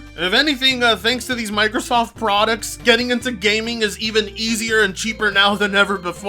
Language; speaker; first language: English; native; English